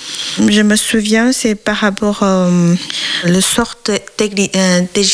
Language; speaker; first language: French; non-native, learner; Chinese